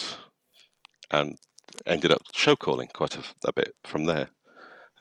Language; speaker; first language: English; native; English